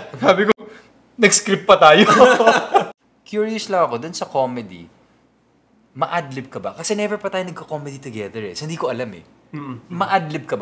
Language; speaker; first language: Filipino; native; Filipino